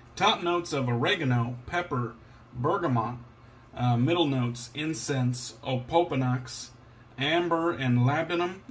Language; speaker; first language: English; native; English